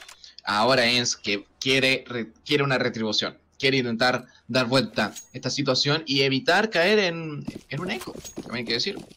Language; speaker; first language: Spanish; native; Spanish